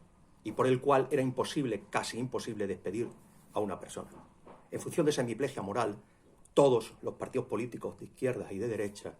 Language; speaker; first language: Spanish; native; Spanish